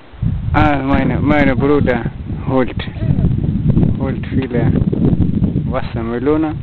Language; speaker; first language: German; non-native, learner; Arabic